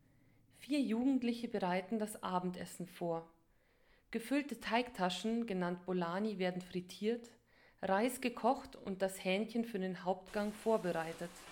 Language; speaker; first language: German; native; German